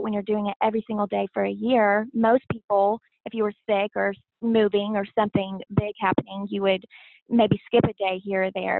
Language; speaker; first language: English; native; English